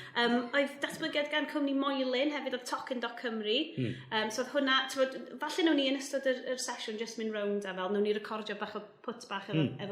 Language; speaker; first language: Welsh; native; Welsh